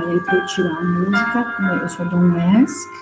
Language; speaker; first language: Portuguese; native; Portuguese